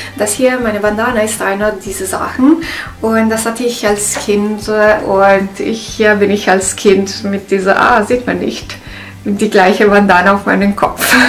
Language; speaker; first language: German; non-native, learner; Italian